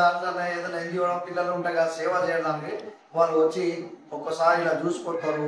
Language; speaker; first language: Telugu; non-native, local second language; Hindi